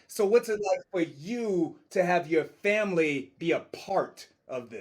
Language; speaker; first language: English; native; English